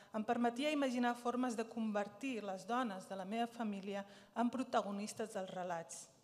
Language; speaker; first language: Catalan; early bilingual, other home language; Riffian